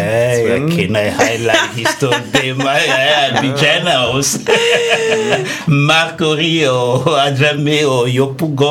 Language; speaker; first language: Danish; non-native, fluent; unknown